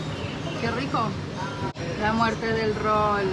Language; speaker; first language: Spanish; native; Spanish